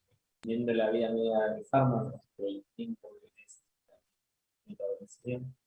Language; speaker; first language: Spanish; native; Spanish